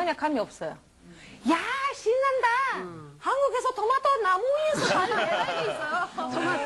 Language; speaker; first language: Korean; non-native, learner; Romanian